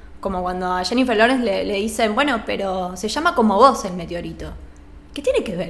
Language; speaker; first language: Spanish; native; Spanish